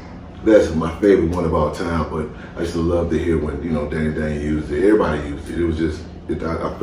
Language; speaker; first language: English; native; English